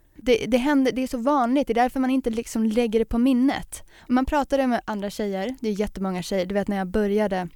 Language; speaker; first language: Swedish; native; Swedish